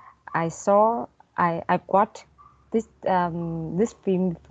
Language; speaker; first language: English; non-native, learner; Vietnamese